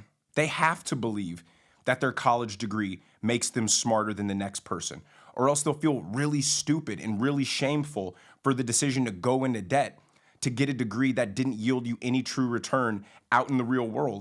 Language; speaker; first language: English; native; English